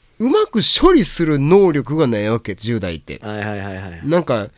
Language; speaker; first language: Japanese; native; Japanese